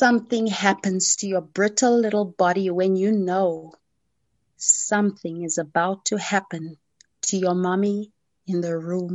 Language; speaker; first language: English; non-native, local second language; Afrikaans